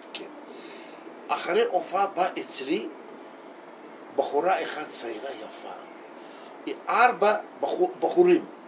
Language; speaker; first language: Hebrew; non-native, learner; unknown